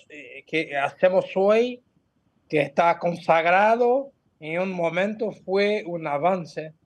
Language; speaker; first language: Spanish; non-native, fluent; Portuguese